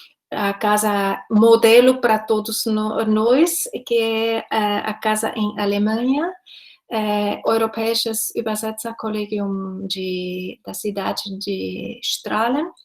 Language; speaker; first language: Portuguese; non-native, fluent; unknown